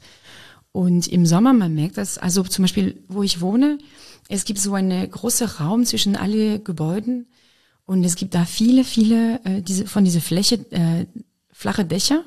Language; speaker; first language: German; non-native, fluent; French